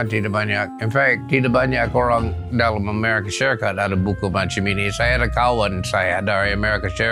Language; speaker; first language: Indonesian; non-native, learner; English